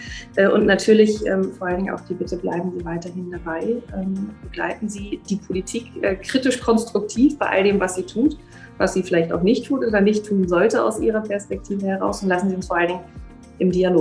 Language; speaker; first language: German; native; German